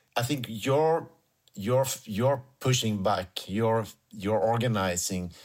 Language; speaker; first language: English; non-native, fluent; Swedish